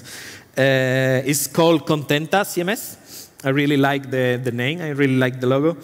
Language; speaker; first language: English; non-native, fluent; Spanish